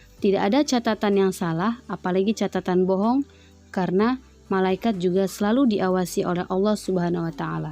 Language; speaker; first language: Indonesian; native; Indonesian